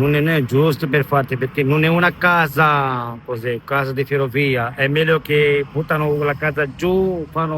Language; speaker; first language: Italian; non-native, learner; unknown